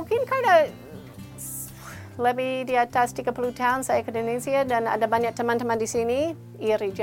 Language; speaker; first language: Indonesian; non-native, fluent; English